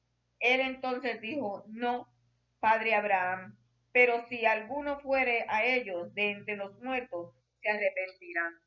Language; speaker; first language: Spanish; native; Spanish